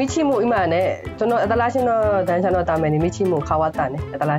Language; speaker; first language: Japanese; non-native, fluent; Burmese